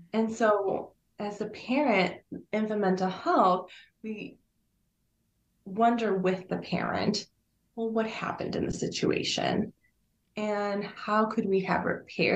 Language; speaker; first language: English; early bilingual, other home language; Spanish